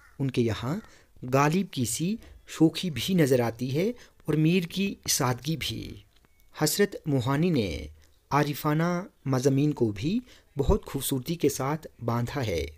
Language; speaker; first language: Urdu; non-native, local second language; Kashmiri